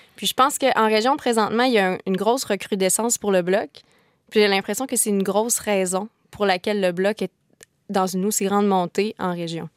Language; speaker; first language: French; native; French